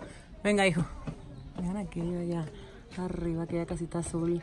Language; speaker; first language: Spanish; native; Spanish